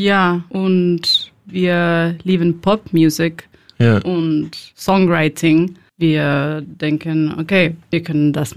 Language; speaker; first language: German; non-native, learner; Spanish